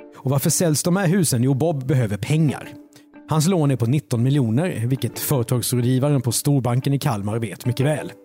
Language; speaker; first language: Swedish; native; Swedish